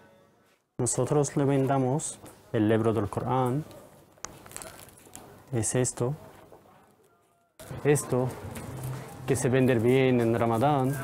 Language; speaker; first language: Spanish; non-native, learner; Arabic